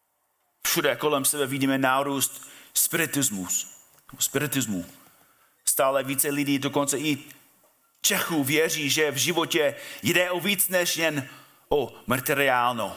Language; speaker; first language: Czech; non-native, fluent; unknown